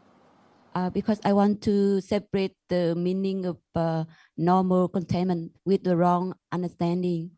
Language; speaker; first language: English; non-native, learner; Vietnamese